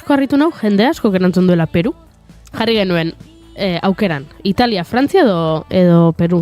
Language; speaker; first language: Basque; native; Basque